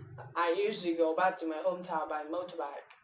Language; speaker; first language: English; non-native, learner; Vietnamese